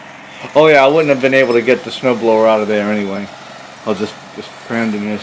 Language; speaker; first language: English; native; English